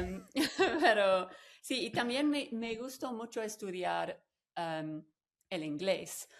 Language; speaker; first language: Spanish; non-native, fluent; English